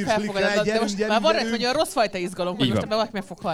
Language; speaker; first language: Hungarian; native; Hungarian